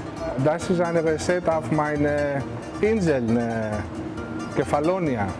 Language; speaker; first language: German; non-native, learner; Greek